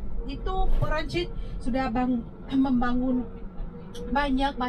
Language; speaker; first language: Indonesian; non-native, fluent; Vietnamese